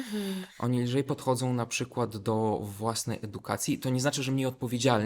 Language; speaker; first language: Polish; non-native, fluent; Belarusian